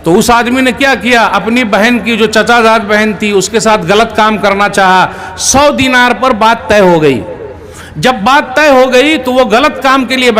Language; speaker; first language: Hindi; native; Hindi